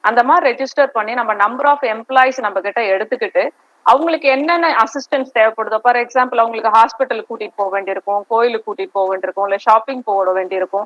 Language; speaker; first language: Tamil; native; Tamil